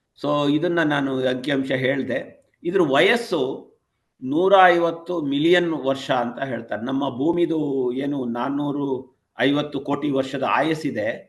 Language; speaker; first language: Kannada; non-native, local second language; Tamil